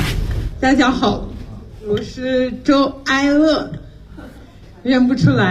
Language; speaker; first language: Chinese; non-native, fluent; French